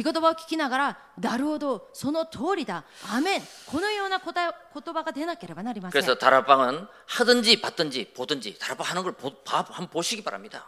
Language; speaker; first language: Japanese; non-native, fluent; Korean